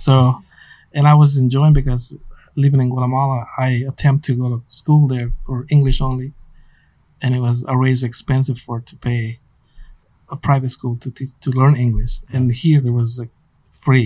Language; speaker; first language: English; non-native, fluent; Spanish